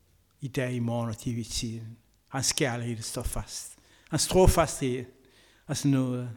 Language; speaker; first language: Danish; non-native, learner; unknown